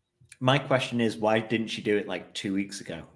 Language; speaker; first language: English; native; English